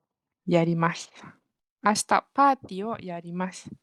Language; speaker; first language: Japanese; non-native, learner; Malay